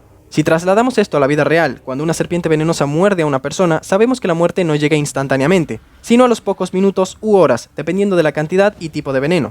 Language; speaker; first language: Spanish; native; Spanish